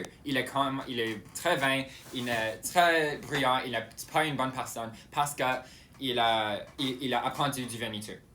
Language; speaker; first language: French; non-native, local second language; English